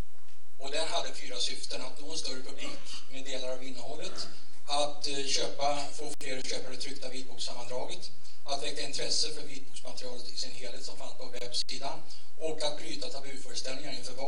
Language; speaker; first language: Swedish; native; Swedish